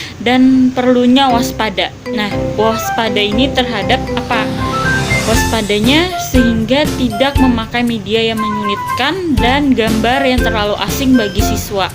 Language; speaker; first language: Indonesian; native; Indonesian